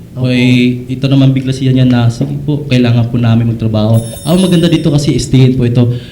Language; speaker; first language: Filipino; non-native, local second language; Cebuano